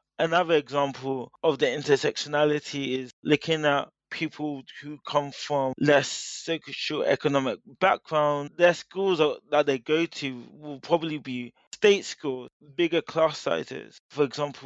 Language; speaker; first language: English; native; English